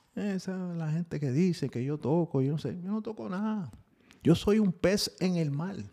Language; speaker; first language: Spanish; early bilingual, heritage; Spanish